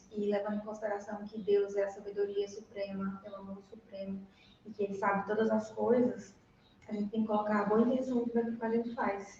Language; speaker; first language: Portuguese; native; Portuguese